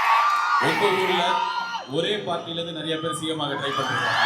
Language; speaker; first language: Tamil; native; Tamil